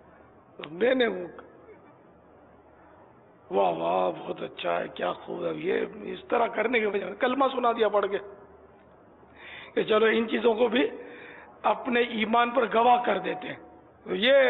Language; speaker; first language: Urdu; native; Urdu